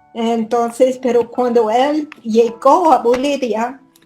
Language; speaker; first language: Spanish; non-native, fluent; English